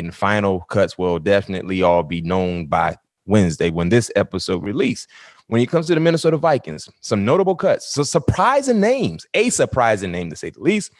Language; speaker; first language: English; native; English